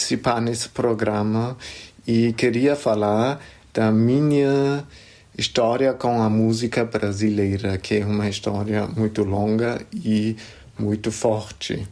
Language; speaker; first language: Portuguese; non-native, fluent; German